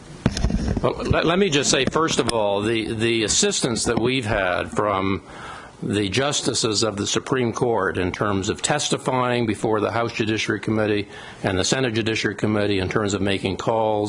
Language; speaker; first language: English; native; English